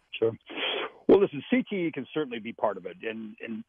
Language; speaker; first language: English; native; English